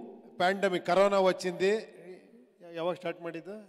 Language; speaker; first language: Telugu; non-native, local second language; Kannada